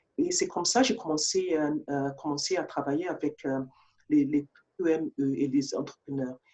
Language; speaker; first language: French; non-native, fluent; English